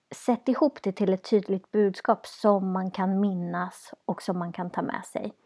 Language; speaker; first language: Swedish; native; Swedish